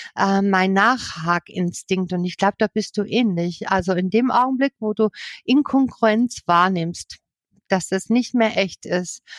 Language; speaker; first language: German; native; German